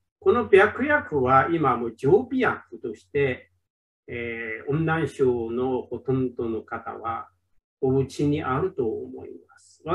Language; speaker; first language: Japanese; non-native, fluent; Chinese